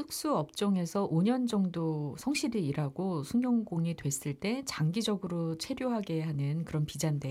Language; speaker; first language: Korean; native; Korean